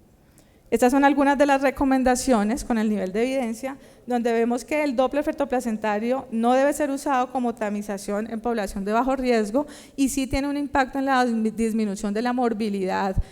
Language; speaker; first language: Spanish; native; Spanish